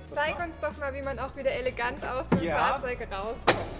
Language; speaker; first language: German; native; German